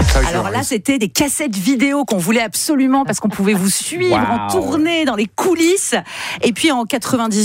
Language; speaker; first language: French; native; French